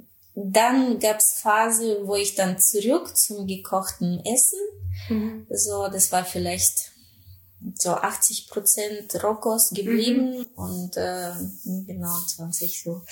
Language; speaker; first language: German; non-native, fluent; Russian